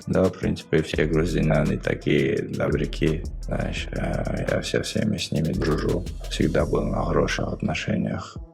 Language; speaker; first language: Russian; non-native, local second language; Chechen